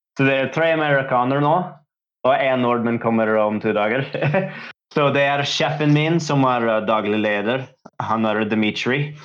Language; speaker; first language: Norwegian; non-native, learner; English